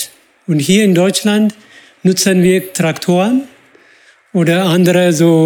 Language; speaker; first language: German; non-native, fluent; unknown